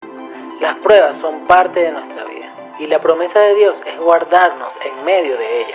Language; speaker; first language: Spanish; native; Spanish